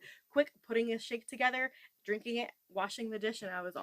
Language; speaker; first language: English; native; English